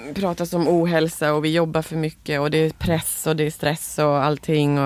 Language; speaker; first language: Swedish; native; Swedish